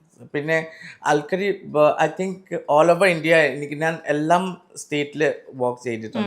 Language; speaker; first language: Malayalam; non-native, learner; Assamese